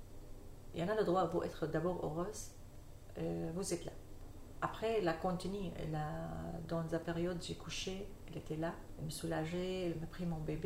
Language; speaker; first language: French; non-native, learner; Arabic